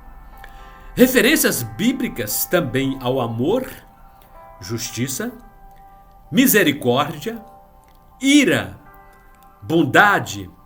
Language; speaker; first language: Portuguese; native; Portuguese